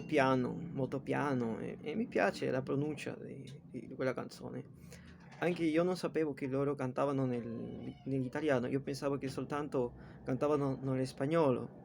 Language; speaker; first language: Italian; non-native, learner; Spanish